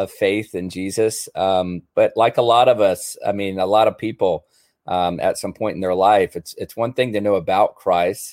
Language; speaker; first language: English; native; English